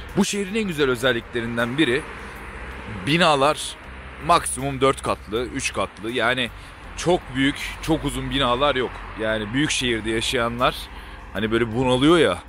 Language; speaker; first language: Turkish; native; Turkish